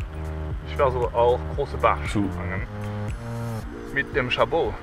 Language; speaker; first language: German; non-native, learner; French